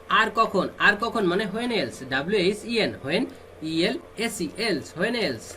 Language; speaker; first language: English; non-native, fluent; Bangla